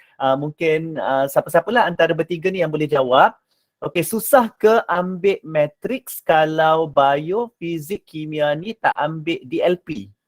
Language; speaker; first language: Malay; native; Malay